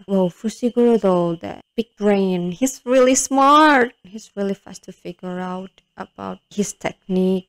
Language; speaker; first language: English; non-native, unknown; Indonesian